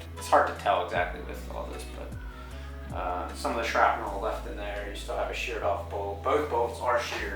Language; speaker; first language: English; native; English